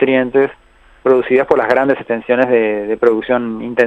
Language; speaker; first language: Spanish; native; Spanish